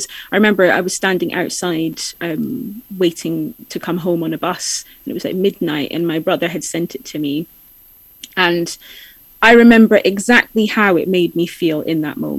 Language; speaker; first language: English; native; English